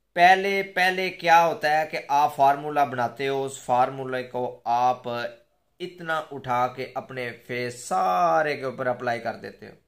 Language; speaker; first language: Urdu; non-native, local second language; Punjabi